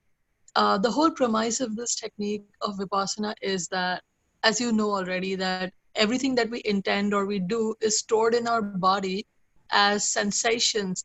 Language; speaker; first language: English; non-native, local second language; Hindi